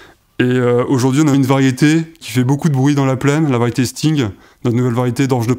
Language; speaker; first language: French; native; French